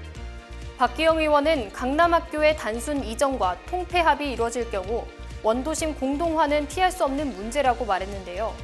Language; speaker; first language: Korean; native; Korean